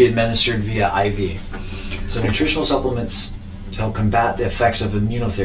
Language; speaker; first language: English; native; English